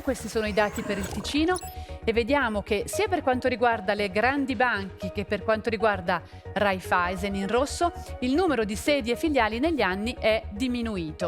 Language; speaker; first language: Italian; native; Italian